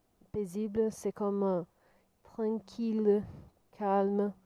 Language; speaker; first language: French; non-native, learner; Portuguese